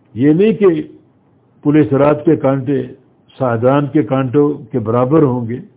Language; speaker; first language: Urdu; native; Urdu